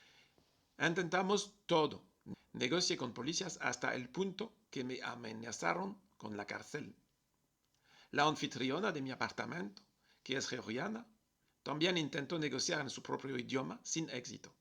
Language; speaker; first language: Spanish; non-native, fluent; French